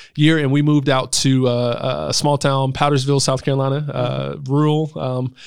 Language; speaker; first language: English; native; English